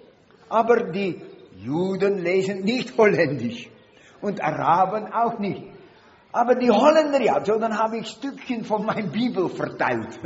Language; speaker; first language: German; non-native, learner; Dutch